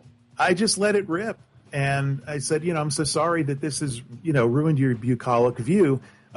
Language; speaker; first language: English; native; English